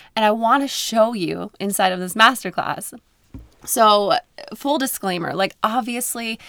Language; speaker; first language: English; native; English